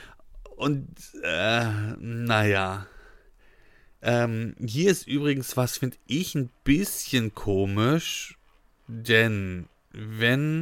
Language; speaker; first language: German; native; German